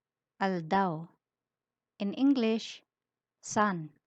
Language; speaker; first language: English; non-native, local second language; Filipino